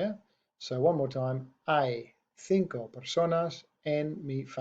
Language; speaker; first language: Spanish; non-native, fluent; English